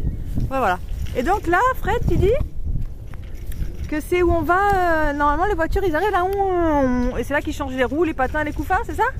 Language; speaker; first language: French; native; French